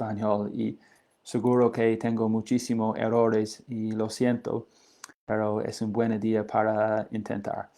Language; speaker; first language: Spanish; non-native, learner; English